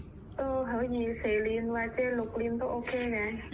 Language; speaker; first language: Cantonese; non-native, fluent; Indonesian